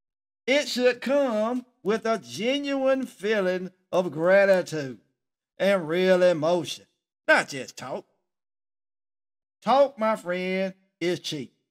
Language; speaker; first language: English; native; English